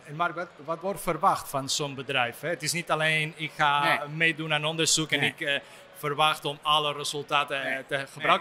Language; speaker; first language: Dutch; non-native, fluent; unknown